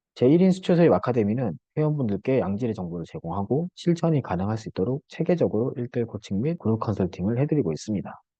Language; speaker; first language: Korean; native; Korean